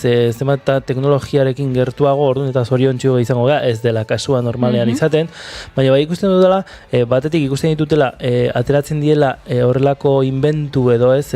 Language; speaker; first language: Basque; native; Basque